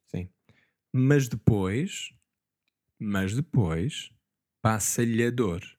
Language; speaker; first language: Portuguese; native; Portuguese